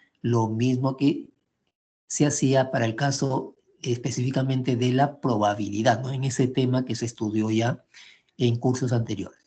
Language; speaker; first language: Spanish; native; Spanish